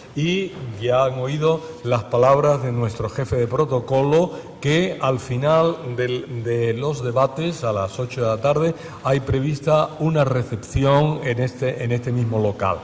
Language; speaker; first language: Spanish; native; Spanish